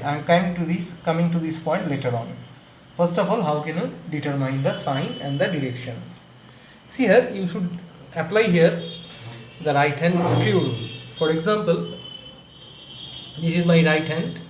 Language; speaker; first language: English; non-native, local second language; Bangla